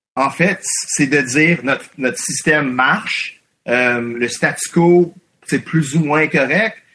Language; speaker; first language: French; non-native, fluent; English